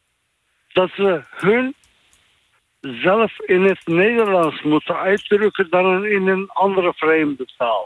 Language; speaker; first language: Dutch; non-native, fluent; Turkish